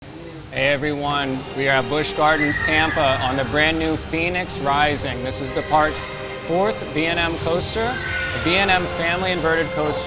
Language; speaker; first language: English; native; English